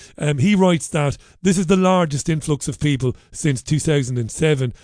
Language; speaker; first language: English; native; English